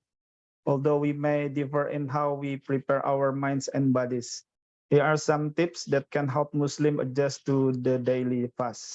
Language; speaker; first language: English; non-native, fluent; Indonesian